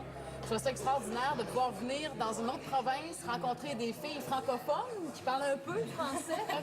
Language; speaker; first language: French; native; French